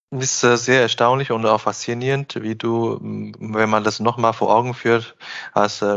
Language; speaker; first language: German; non-native, fluent; Chinese